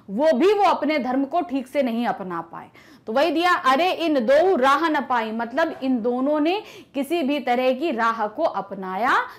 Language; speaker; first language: Hindi; native; Hindi